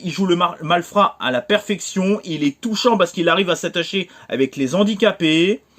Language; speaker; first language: French; native; French